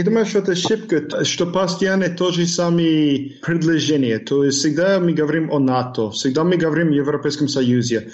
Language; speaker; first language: Russian; non-native, fluent; English